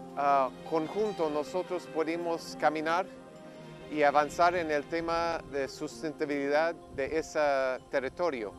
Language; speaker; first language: Spanish; non-native, fluent; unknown